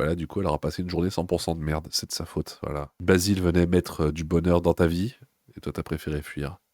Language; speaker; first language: French; native; French